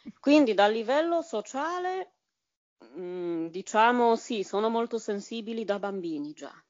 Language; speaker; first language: Italian; non-native, fluent; Polish